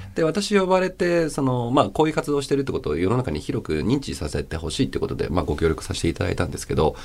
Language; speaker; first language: Japanese; early bilingual, other home language; Chinese